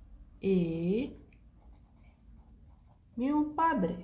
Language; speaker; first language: Italian; non-native, learner; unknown